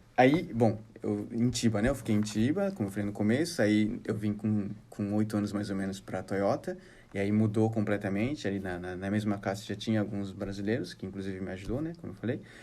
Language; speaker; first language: Portuguese; early bilingual, heritage; Portuguese